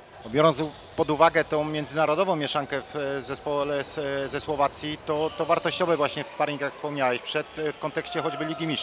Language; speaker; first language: Polish; native; Polish